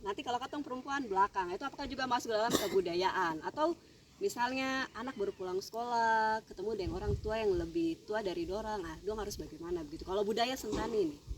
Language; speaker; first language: Indonesian; native; Indonesian